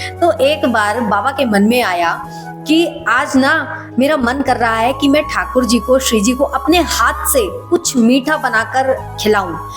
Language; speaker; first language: Hindi; native; Hindi